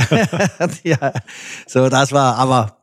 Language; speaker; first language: German; non-native, fluent; Danish